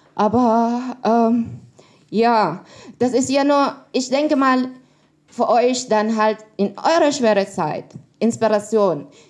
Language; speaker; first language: German; non-native, learner; Filipino